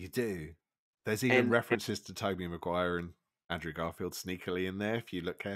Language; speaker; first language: English; native; English